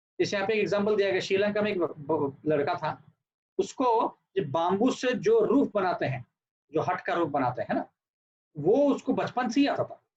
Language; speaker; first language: Hindi; non-native, local second language; Marathi